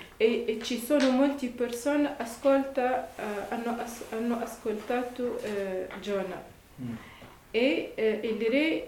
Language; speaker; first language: Italian; non-native, learner; Arabic